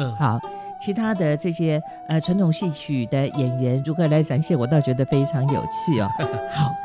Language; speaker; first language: Chinese; native; Chinese